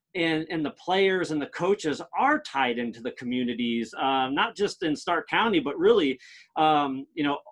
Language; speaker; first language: English; native; English